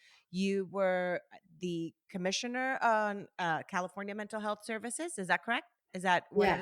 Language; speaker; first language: English; native; English